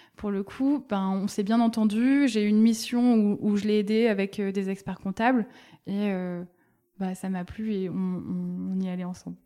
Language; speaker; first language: French; native; French